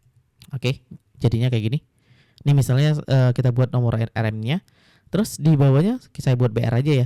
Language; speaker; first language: Indonesian; native; Indonesian